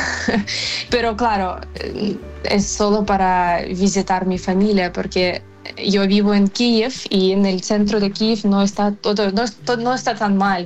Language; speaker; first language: Spanish; non-native, fluent; Ukrainian